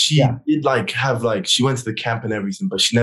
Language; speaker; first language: English; native; English